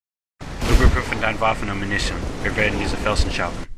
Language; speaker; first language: German; non-native, learner; English